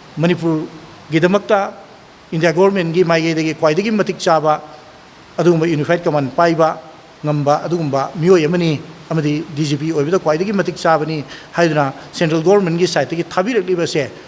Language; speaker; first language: Manipuri; native; Manipuri